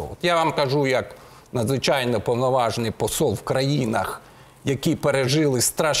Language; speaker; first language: Ukrainian; native; Ukrainian